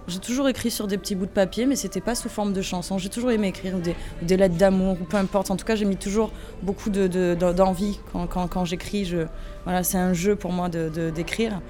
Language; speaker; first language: French; native; French